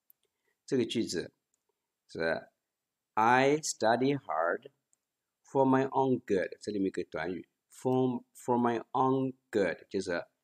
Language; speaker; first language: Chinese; native; Chinese